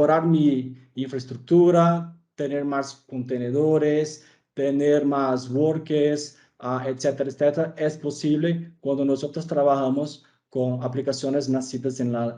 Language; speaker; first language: Spanish; non-native, fluent; Portuguese